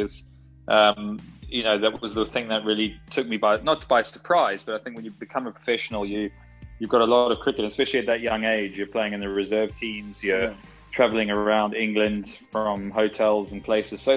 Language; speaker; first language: English; native; English